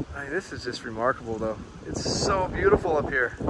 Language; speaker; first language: English; native; English